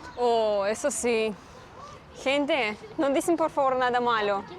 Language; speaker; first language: Spanish; non-native, learner; Russian